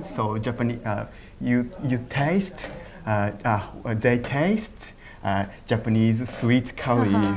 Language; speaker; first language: English; non-native, learner; Japanese